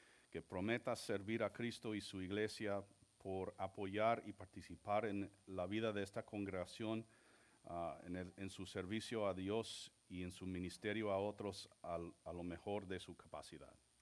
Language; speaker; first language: Spanish; non-native, fluent; English